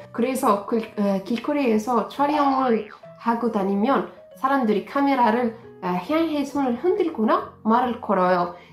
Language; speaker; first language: Korean; non-native, fluent; Arabic